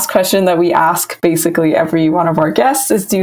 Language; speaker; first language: English; non-native, local second language; Filipino